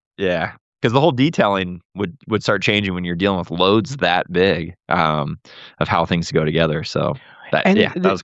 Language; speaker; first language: English; native; English